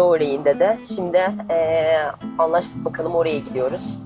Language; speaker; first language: Turkish; native; Turkish